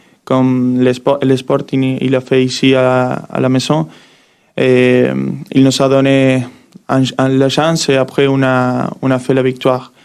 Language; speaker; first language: French; non-native, learner; Spanish